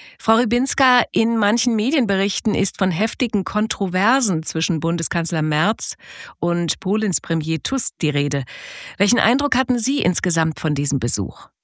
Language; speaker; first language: German; native; German